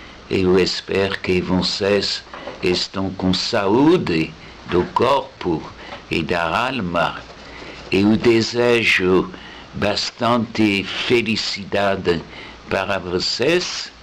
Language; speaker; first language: Portuguese; non-native, fluent; French